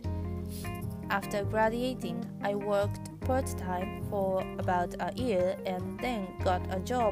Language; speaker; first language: English; non-native, fluent; Japanese